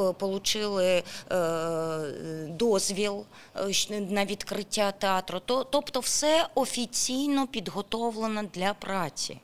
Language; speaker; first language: Ukrainian; non-native, local second language; Russian